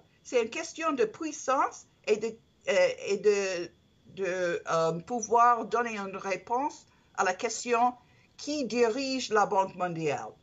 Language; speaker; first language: French; non-native, learner; English